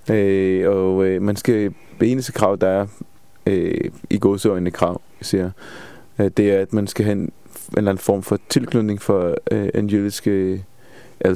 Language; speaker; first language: Danish; non-native, fluent; Hebrew